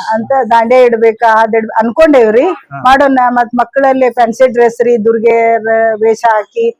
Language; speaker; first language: Kannada; native; Kannada